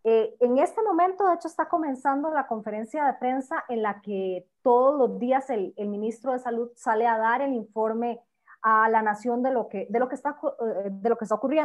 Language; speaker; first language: Spanish; native; Spanish